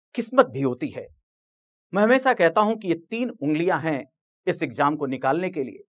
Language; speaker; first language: Hindi; native; Hindi